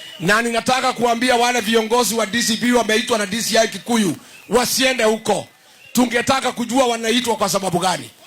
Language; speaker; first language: Swahili; non-native, local second language; Kikuyu